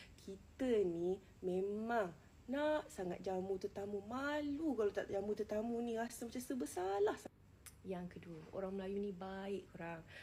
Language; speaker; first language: Malay; native; Malay